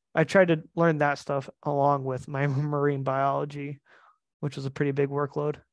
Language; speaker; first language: English; native; English